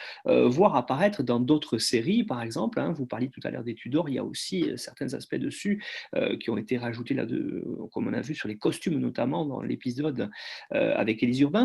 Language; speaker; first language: French; native; French